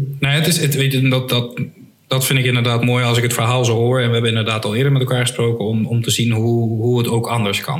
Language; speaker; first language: Dutch; native; Dutch